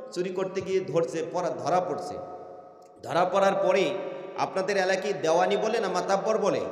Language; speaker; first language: Bangla; non-native, local second language; Assamese